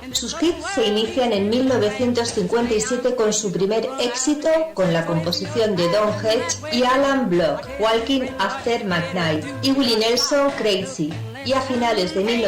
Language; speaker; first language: Spanish; native; Spanish